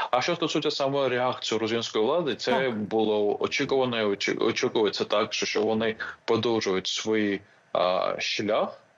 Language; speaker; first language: Ukrainian; non-native, fluent; Georgian